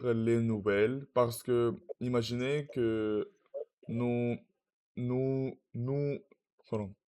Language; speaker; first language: French; non-native, learner; Russian